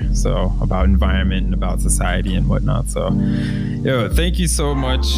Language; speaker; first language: English; native; English